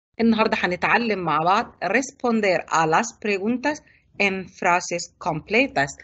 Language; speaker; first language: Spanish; non-native, fluent; Arabic